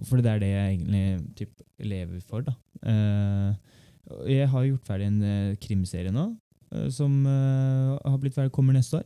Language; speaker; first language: Norwegian; early bilingual, other home language; Turkish